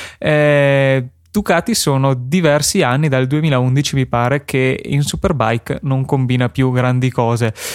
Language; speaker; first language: Italian; native; Italian